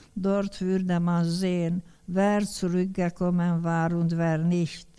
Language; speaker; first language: German; non-native, fluent; Hungarian